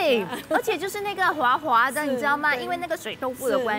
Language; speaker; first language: Chinese; native; Chinese